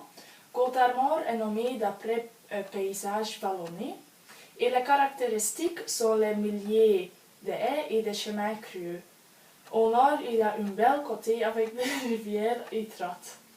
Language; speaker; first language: French; non-native, learner; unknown